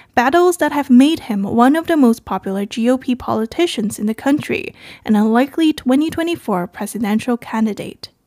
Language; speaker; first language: English; non-native, fluent; Chinese